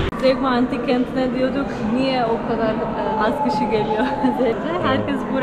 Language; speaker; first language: Turkish; non-native, fluent; Slovenian